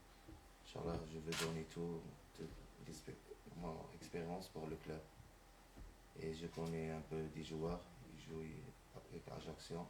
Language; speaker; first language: French; non-native, learner; Arabic